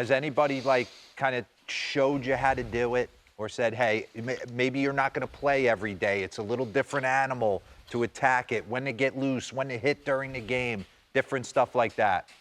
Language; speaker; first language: English; native; English